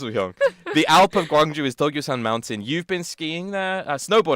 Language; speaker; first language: English; native; English